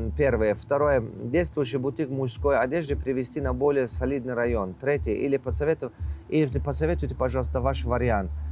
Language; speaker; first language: Russian; non-native, local second language; Tajik